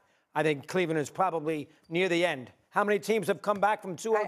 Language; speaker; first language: English; native; English